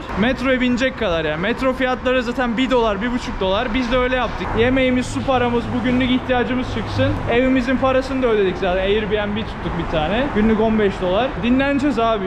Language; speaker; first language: Turkish; native; Turkish